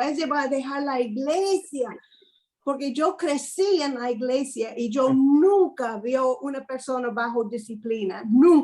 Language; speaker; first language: Spanish; non-native, fluent; English